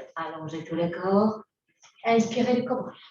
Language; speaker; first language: French; native; French